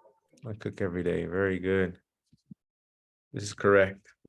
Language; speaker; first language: English; early bilingual, other home language; Spanish